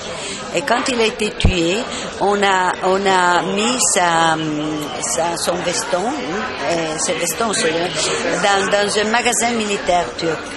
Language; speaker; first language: French; non-native, fluent; Italian